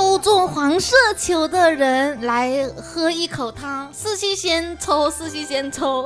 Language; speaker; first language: Chinese; native; Chinese